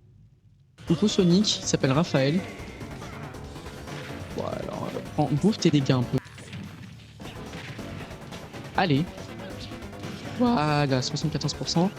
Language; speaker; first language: French; native; French